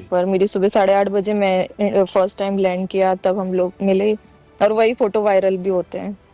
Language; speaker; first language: Hindi; native; Hindi